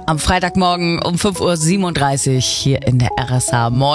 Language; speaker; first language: German; native; German